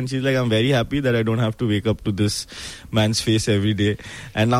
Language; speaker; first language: English; non-native, local second language; Bangla